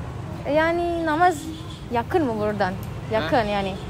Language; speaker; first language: Turkish; non-native, learner; Indonesian